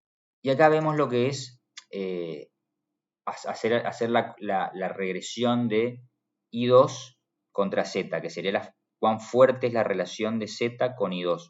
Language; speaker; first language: Spanish; native; Spanish